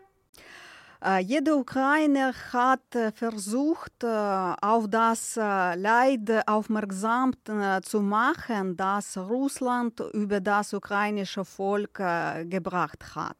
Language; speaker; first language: German; non-native, fluent; Ukrainian